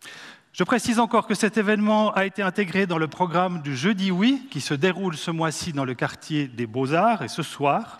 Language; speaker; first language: French; native; French